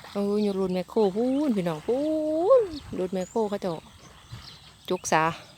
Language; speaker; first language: Thai; native; Thai